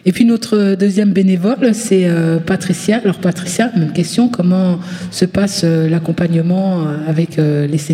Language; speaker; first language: French; native; French